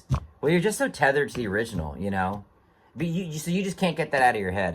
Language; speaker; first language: English; native; English